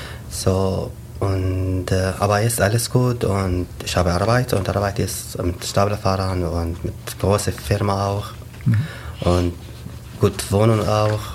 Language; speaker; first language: German; non-native, learner; Arabic